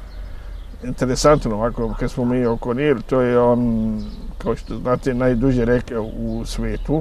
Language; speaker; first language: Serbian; non-native, fluent; Arabic